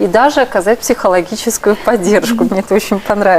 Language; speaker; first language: Russian; native; Russian